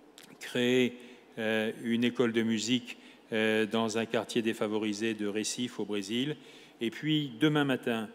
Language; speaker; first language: French; native; French